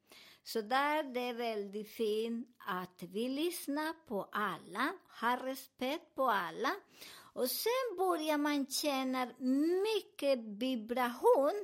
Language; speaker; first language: Swedish; non-native, learner; Spanish